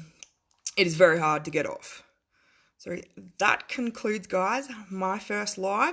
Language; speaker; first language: English; native; English